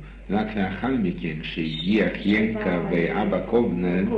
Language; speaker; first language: Hebrew; non-native, fluent; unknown